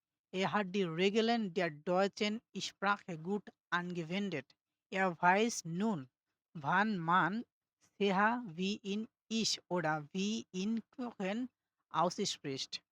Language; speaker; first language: German; non-native, learner; Bangla